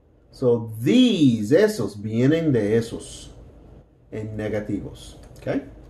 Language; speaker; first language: Spanish; non-native, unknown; English